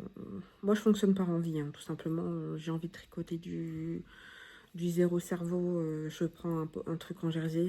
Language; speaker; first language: French; native; French